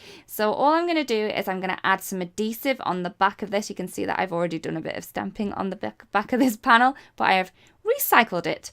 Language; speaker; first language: English; native; English